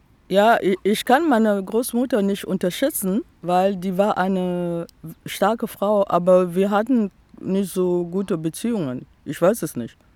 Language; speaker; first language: German; non-native, fluent; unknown